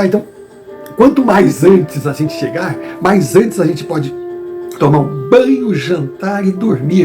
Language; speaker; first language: Portuguese; native; Portuguese